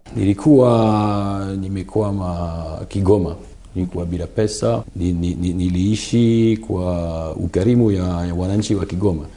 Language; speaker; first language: Swahili; non-native, fluent; French